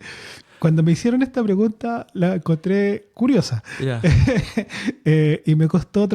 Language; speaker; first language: Spanish; native; Spanish